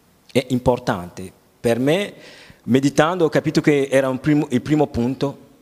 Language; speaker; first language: Italian; non-native, fluent; French